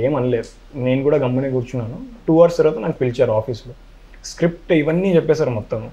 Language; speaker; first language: Telugu; non-native, local second language; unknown